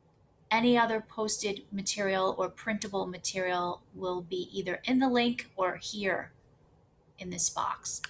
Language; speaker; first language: English; native; English